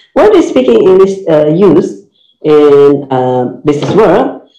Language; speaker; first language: English; non-native, fluent; Indonesian